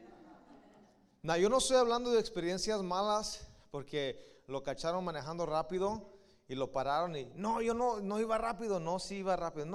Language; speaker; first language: Spanish; early bilingual, heritage; Spanish